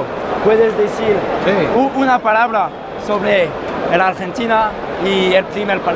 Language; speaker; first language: Spanish; non-native, learner; French